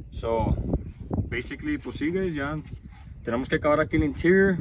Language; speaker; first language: Spanish; early bilingual, heritage; Spanish